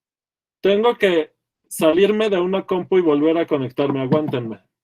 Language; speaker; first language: Spanish; native; Spanish